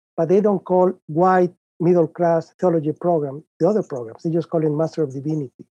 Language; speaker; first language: English; non-native, fluent; Spanish